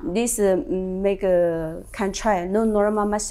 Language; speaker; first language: English; non-native, learner; Chinese